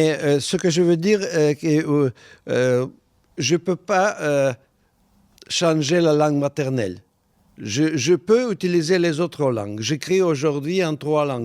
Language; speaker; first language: French; non-native, fluent; Russian